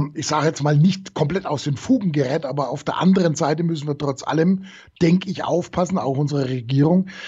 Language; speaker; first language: German; native; German